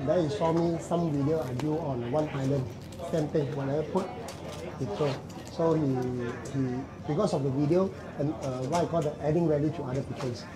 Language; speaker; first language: English; non-native, local second language; Cantonese